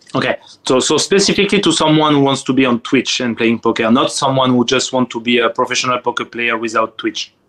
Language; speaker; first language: English; non-native, fluent; French